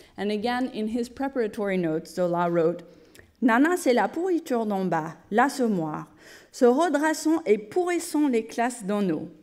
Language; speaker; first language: French; non-native, fluent; English